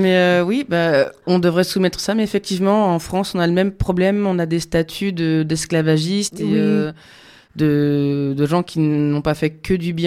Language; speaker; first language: French; native; French